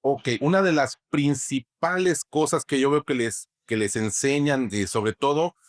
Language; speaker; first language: Spanish; native; Spanish